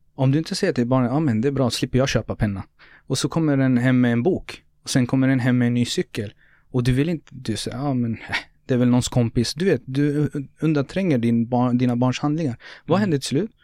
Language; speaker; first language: Swedish; native; Swedish